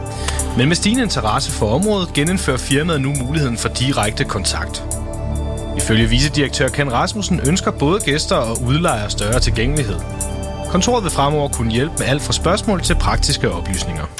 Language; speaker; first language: Danish; native; Danish